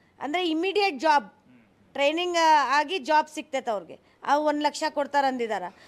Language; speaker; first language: Kannada; non-native, local second language; Hindi